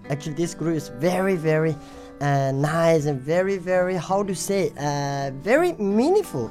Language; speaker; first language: English; non-native, learner; Tibetan